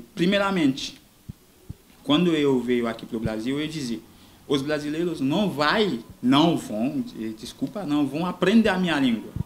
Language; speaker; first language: Portuguese; non-native, learner; Haitian Creole